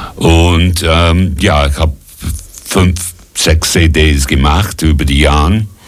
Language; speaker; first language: German; non-native, fluent; English